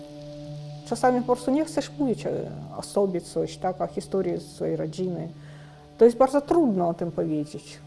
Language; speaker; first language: Polish; non-native, fluent; Russian